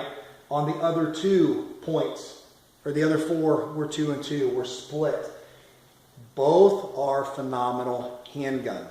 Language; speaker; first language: English; native; English